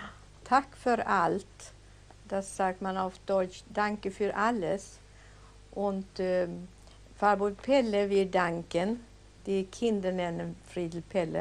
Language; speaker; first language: German; non-native, learner; Swedish